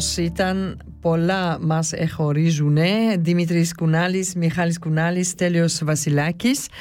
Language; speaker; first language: Greek; early bilingual, heritage; Greek